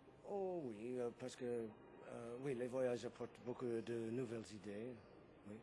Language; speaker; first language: French; non-native, fluent; English